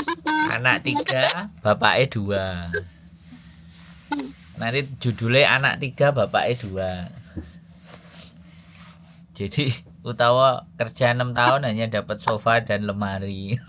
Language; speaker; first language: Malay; non-native, local second language; Javanese